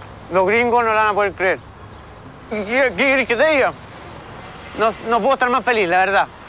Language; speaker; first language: Spanish; native; Spanish